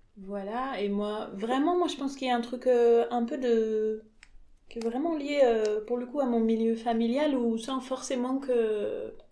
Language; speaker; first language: French; native; French